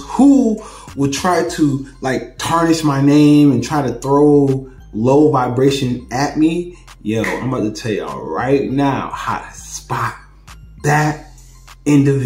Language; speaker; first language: English; native; English